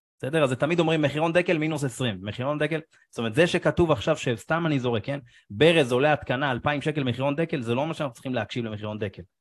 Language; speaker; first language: Hebrew; native; Hebrew